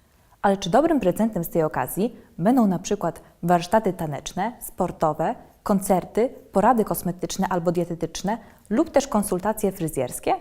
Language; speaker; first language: Polish; native; Polish